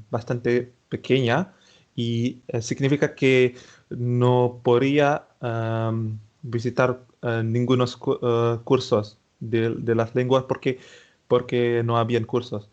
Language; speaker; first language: Spanish; non-native, fluent; Indonesian